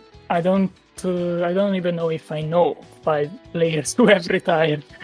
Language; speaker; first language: English; non-native, fluent; Italian